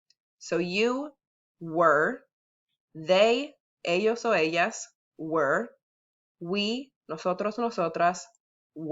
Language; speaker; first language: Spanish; early bilingual, heritage; Spanish